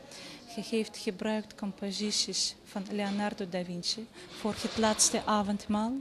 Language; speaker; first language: Dutch; non-native, fluent; Russian